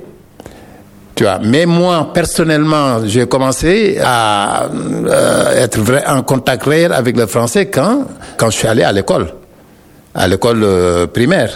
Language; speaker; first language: French; non-native, local second language; Wolof